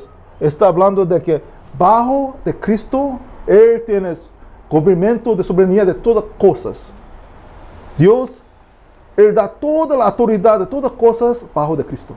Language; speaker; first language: Spanish; non-native, learner; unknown